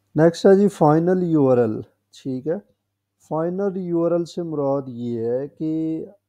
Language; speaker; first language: Urdu; non-native, local second language; Punjabi